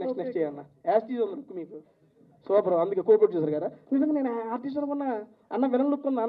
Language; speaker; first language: Telugu; native; Telugu